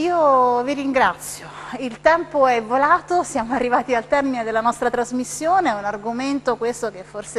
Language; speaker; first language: Italian; native; Italian